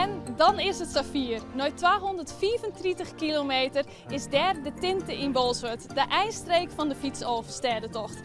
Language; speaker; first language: Dutch; non-native, local second language; Western Frisian